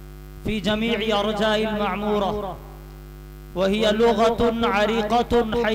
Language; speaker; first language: Arabic; non-native, fluent; Urdu